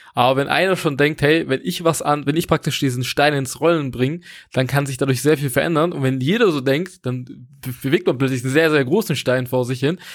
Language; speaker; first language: German; native; German